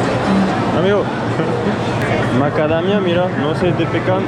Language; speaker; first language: Spanish; non-native, fluent; French